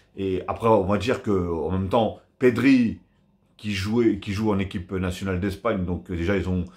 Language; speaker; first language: French; native; French